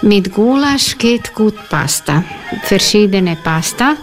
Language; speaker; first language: German; non-native, learner; Croatian